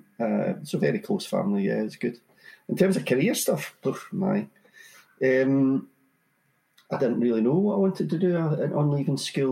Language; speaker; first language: English; native; English